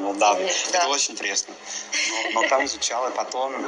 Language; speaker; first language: Russian; non-native, learner; English